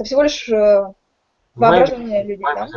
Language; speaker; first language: Russian; native; Russian